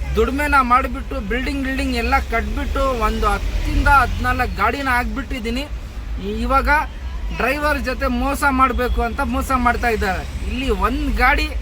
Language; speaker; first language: Kannada; non-native, local second language; Urdu